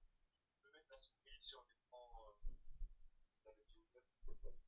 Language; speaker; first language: French; native; French